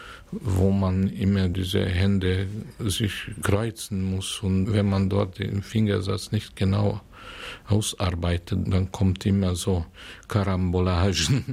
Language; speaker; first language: German; non-native, fluent; Hungarian